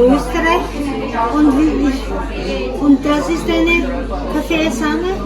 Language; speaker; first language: German; non-native, learner; Filipino